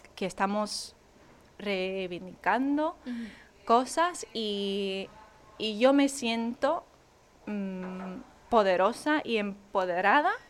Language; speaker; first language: Spanish; non-native, fluent; English